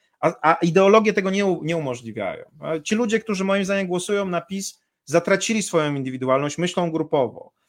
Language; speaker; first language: Polish; native; Polish